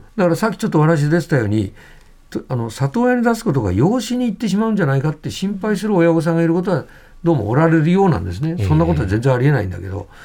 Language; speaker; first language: Japanese; native; Japanese